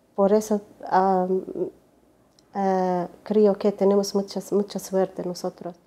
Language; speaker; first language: Spanish; non-native, learner; Arabic